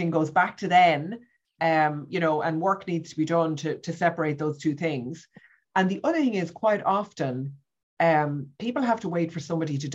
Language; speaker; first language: English; native; English